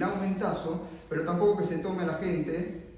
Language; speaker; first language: Spanish; native; Spanish